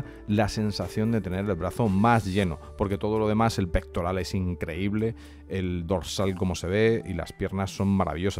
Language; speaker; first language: Spanish; native; Spanish